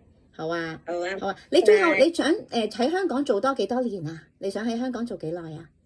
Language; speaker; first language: Cantonese; native; Cantonese